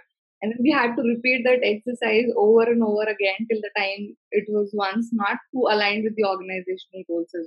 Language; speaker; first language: English; non-native, local second language; Marathi